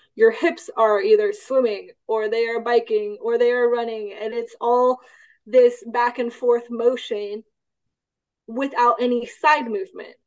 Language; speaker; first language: English; early bilingual, other home language; Cantonese